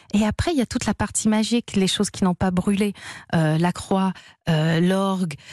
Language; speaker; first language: French; native; French